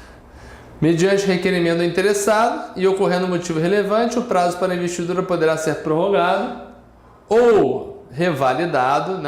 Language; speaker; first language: Portuguese; native; Portuguese